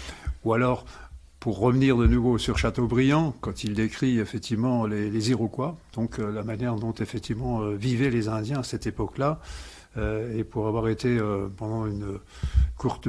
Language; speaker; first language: French; non-native, local second language; Swiss German